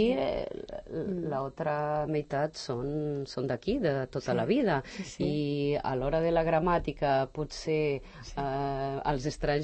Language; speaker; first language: Catalan; non-native, fluent; Portuguese